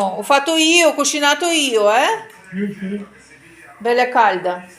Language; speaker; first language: Italian; non-native, learner; Ukrainian